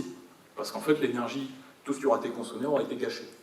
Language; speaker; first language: French; native; French